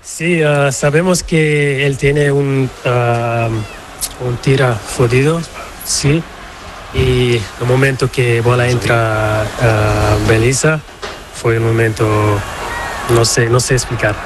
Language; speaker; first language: Spanish; non-native, learner; Portuguese